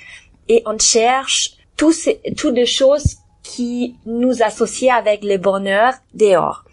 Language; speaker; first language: French; non-native, learner; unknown